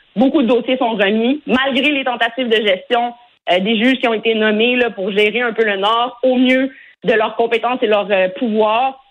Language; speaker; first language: French; early bilingual, other home language; Arabic